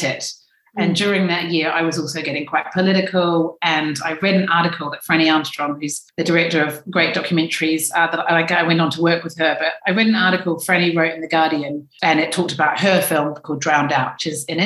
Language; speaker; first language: English; native; English